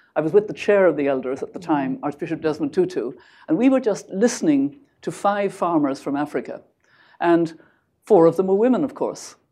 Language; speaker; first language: English; native; English